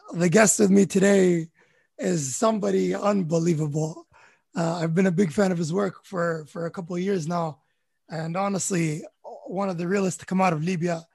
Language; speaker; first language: English; early bilingual, other home language; Arabic